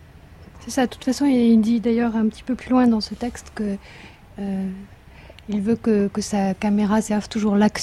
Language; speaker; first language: French; native; French